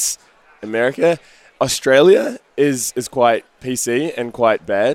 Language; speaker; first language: English; native; English